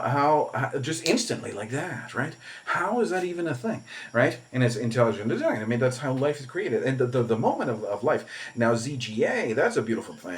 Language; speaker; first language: English; native; English